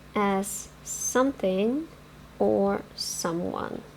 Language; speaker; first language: English; non-native, fluent; Ukrainian